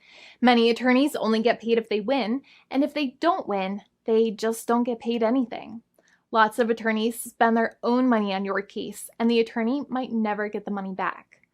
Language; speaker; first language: English; native; English